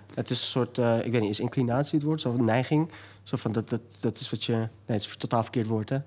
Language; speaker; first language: Dutch; early bilingual, other home language; Turkish